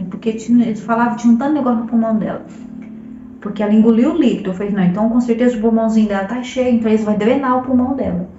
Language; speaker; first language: Portuguese; native; Portuguese